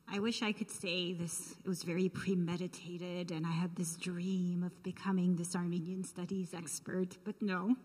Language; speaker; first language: English; early bilingual, other home language; Armenian